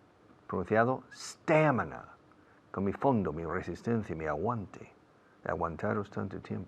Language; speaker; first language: Spanish; non-native, fluent; English